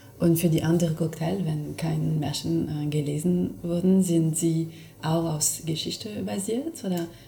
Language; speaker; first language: German; non-native, fluent; French